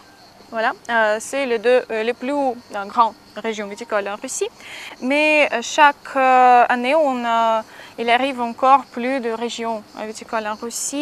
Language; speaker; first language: French; non-native, fluent; Russian